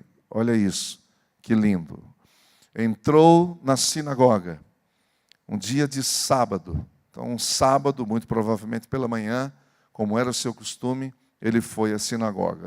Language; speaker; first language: Portuguese; native; Portuguese